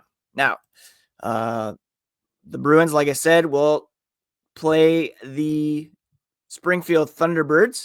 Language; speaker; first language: English; native; English